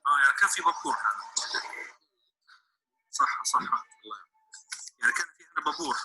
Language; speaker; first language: Arabic; native; Arabic